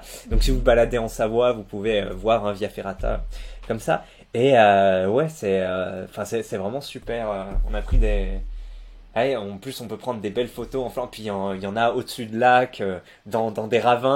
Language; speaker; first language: French; native; French